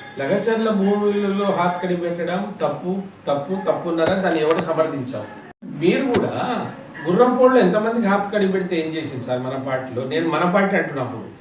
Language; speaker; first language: Telugu; non-native, local second language; Lambadi